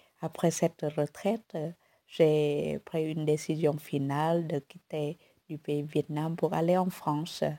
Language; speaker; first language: French; non-native, fluent; Vietnamese